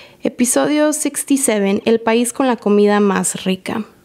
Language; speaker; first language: Spanish; early bilingual, heritage; Spanish